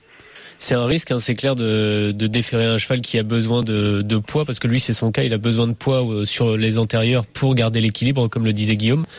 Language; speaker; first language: French; native; French